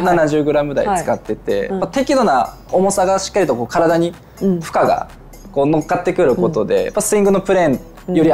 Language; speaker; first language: Japanese; native; Japanese